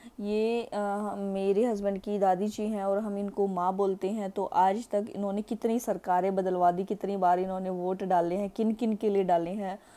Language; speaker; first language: Hindi; native; Hindi